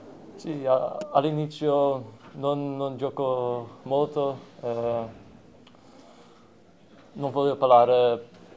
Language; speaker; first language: Italian; non-native, learner; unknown